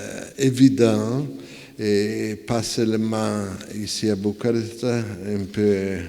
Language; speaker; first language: French; non-native, fluent; Italian